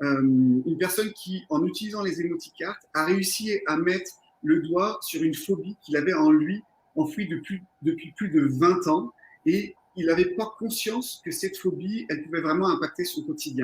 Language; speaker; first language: French; native; French